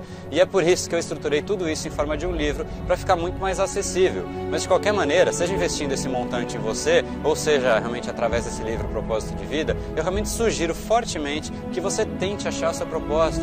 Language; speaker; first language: Portuguese; native; Portuguese